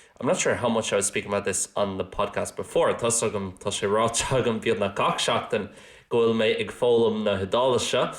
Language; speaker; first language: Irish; non-native, local second language; English